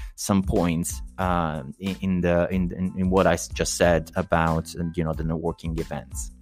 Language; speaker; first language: English; non-native, fluent; Italian